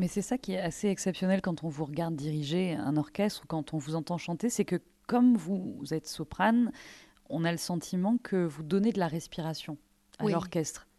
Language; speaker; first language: French; native; French